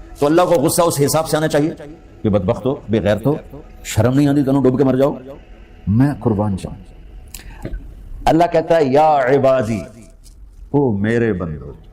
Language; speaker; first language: Urdu; non-native, local second language; Punjabi